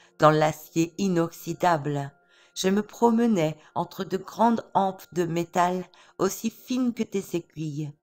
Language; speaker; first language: French; native; French